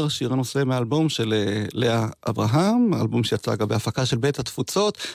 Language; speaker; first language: Hebrew; native; Hebrew